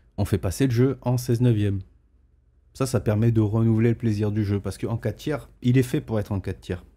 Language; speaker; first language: French; native; French